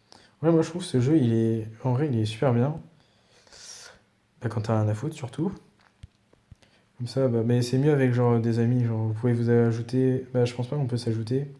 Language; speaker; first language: French; native; French